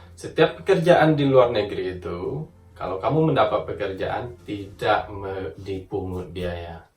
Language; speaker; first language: Indonesian; native; Indonesian